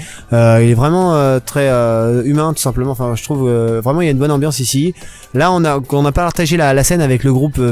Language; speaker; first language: French; native; French